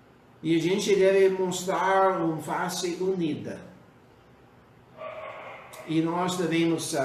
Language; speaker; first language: Portuguese; non-native, fluent; English